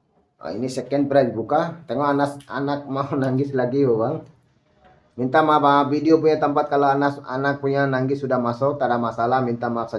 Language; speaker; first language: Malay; non-native, learner; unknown